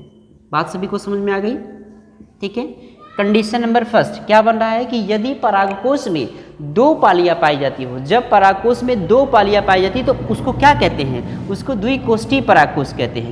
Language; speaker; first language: Hindi; native; Hindi